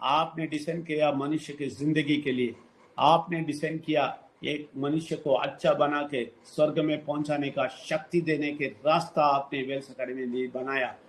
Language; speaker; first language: Hindi; non-native, local second language; Telugu